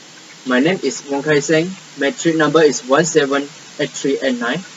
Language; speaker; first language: English; non-native, local second language; Malay